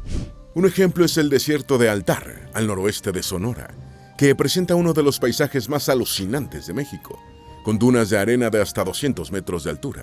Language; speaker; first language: Spanish; native; Spanish